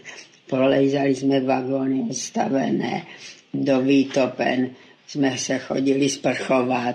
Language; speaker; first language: Czech; native; Czech